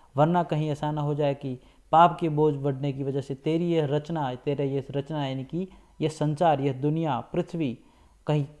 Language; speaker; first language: Hindi; non-native, local second language; Gujarati